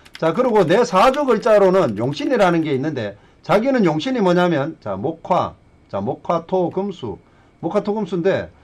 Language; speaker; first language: Korean; native; Korean